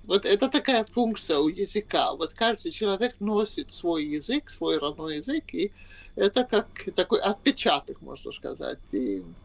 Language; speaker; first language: Russian; non-native, fluent; Swedish